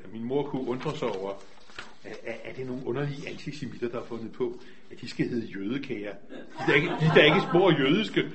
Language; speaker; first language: Danish; native; Danish